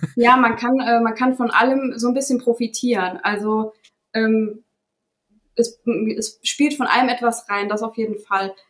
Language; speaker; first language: German; native; German